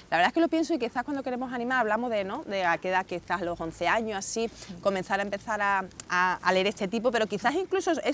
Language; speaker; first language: Spanish; native; Spanish